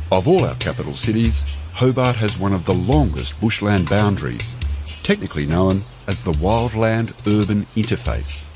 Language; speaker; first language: English; native; English